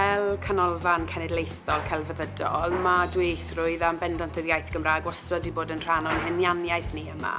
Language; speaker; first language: Welsh; non-native, local second language; English